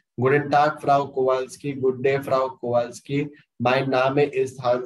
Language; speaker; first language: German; non-native, learner; Hindi